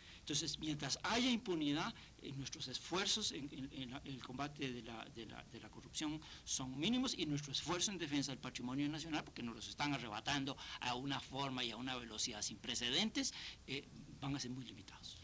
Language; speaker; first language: Spanish; native; Spanish